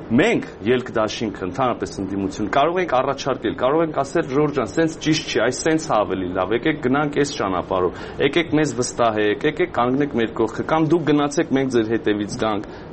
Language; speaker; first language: Armenian; native; Armenian